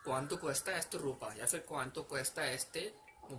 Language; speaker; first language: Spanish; non-native, learner; Hindi